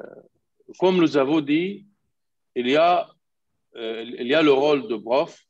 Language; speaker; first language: French; non-native, fluent; Arabic